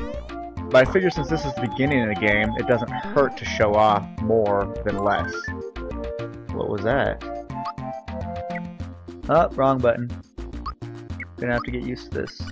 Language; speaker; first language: English; native; English